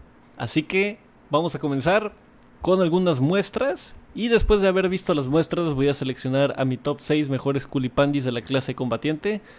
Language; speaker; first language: Spanish; native; Spanish